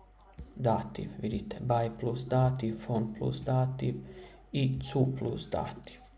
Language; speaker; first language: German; non-native, fluent; Croatian